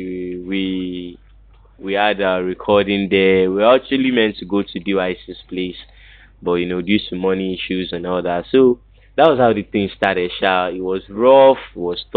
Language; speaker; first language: English; non-native, local second language; Yoruba